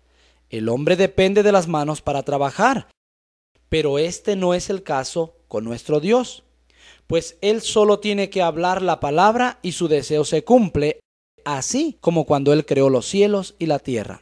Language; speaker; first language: Spanish; native; Spanish